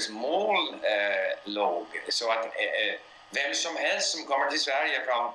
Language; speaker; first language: Swedish; non-native, fluent; English